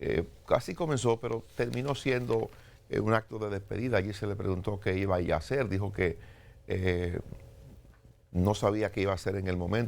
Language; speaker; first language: Spanish; native; Spanish